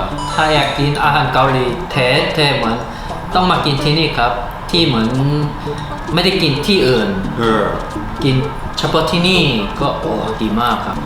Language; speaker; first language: Thai; non-native, fluent; Korean